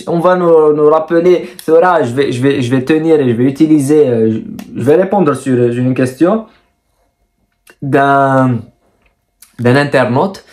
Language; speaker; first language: French; non-native, local second language; Kabyle